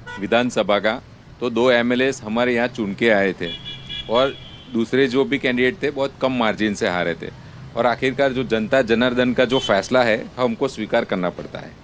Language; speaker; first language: Hindi; non-native, local second language; Gujarati